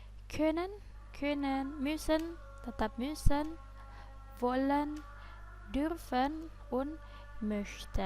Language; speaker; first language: German; non-native, fluent; Indonesian